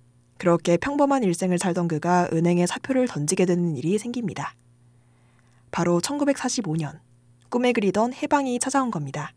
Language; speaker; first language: Korean; native; Korean